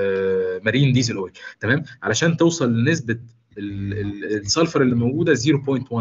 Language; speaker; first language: Arabic; native; Arabic